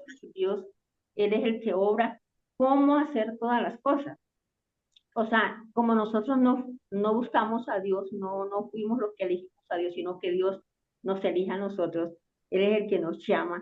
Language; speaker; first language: Spanish; native; Spanish